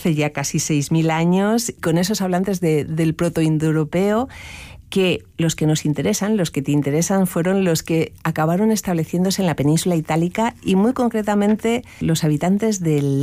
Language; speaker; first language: Spanish; native; Spanish